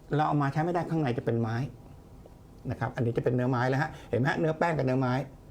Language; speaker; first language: Thai; native; Thai